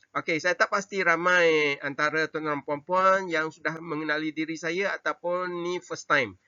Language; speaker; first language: Malay; non-native, local second language; Chinese